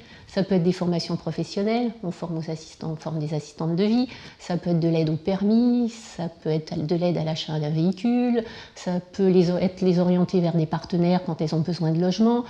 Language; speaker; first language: French; native; French